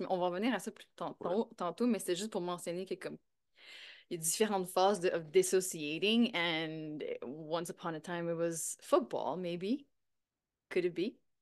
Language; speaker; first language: French; native; French